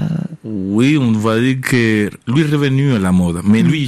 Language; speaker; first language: French; non-native, fluent; Spanish